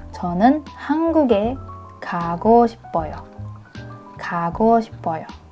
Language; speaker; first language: Korean; non-native, fluent; Indonesian